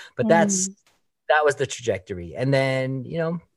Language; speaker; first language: English; early bilingual, other home language; Filipino